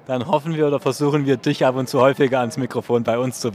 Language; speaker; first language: German; native; German